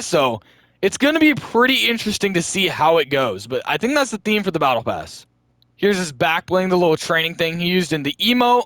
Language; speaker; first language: English; native; English